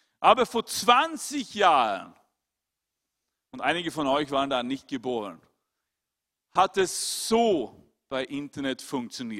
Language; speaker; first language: German; non-native, fluent; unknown